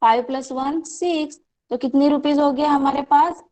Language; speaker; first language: Hindi; non-native, local second language; Marathi